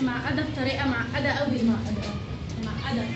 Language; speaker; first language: Arabic; native; Arabic